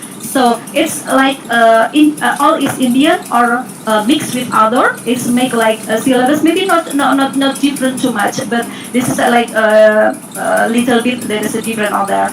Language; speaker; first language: English; non-native, learner; Indonesian